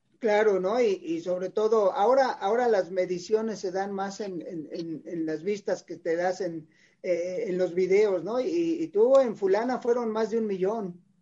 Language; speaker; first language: Spanish; native; Spanish